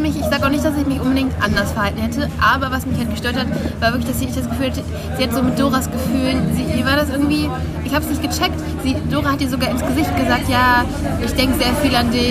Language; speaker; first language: German; native; German